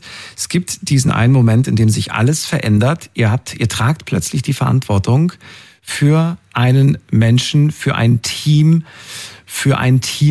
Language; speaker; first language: German; native; German